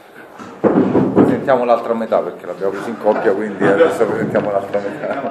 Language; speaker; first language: Italian; native; Italian